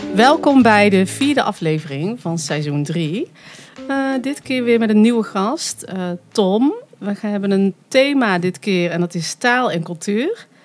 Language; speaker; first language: Dutch; native; Dutch